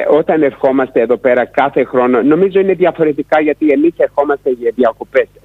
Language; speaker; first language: Greek; early bilingual, heritage; Greek